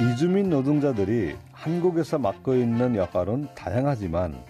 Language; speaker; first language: Korean; non-native, fluent; Nepali